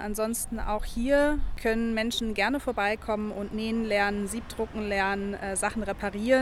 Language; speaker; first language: German; native; German